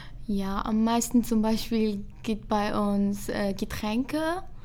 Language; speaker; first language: German; non-native, fluent; Arabic